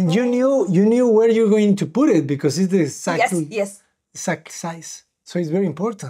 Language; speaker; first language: English; non-native, fluent; Spanish